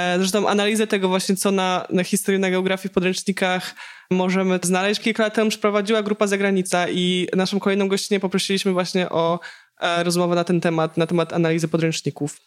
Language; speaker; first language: Polish; native; Polish